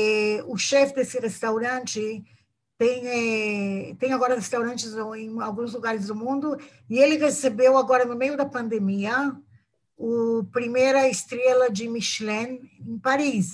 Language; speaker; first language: Portuguese; non-native, fluent; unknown